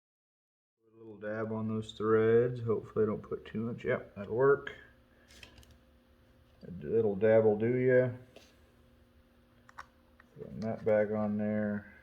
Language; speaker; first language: English; native; English